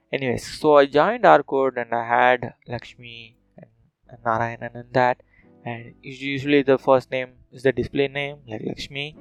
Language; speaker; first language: English; non-native, local second language; Telugu